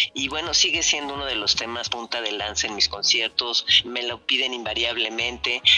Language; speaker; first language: Spanish; native; Spanish